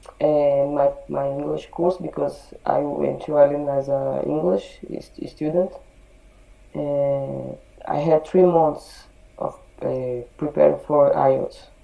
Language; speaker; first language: English; non-native, learner; Portuguese